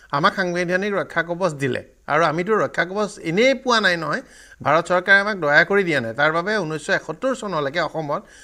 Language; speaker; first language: Assamese; native; Assamese